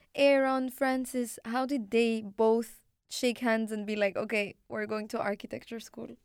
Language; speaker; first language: English; non-native, fluent; Arabic